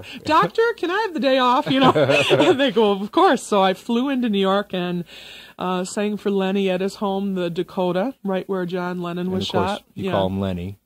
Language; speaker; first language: English; native; English